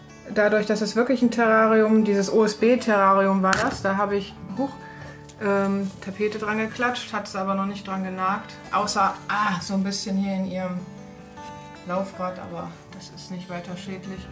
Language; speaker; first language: German; native; German